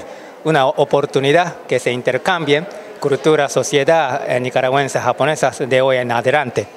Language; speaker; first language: Spanish; non-native, learner; Japanese